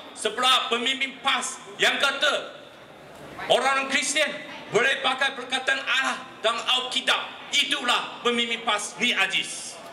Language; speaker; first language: Malay; non-native, local second language; Chinese